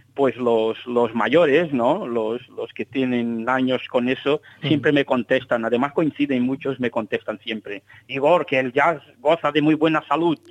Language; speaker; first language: Spanish; early bilingual, other home language; Portuguese